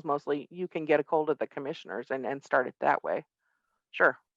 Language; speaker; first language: English; native; English